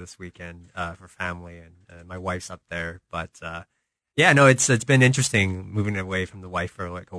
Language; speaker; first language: English; native; English